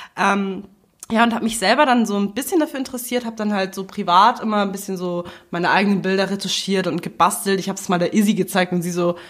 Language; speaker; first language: German; native; German